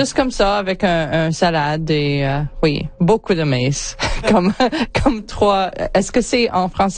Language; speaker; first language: French; non-native, learner; English